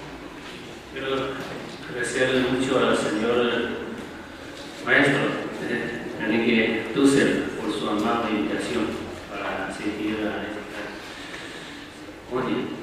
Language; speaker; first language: Spanish; non-native, learner; Chinese